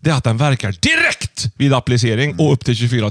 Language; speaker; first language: Swedish; native; Swedish